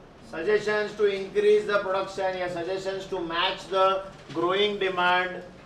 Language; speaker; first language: English; non-native, local second language; Hindi